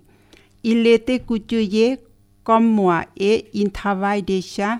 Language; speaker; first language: French; non-native, learner; Thai